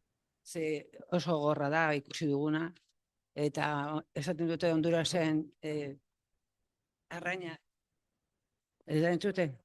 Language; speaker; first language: Basque; non-native, local second language; Spanish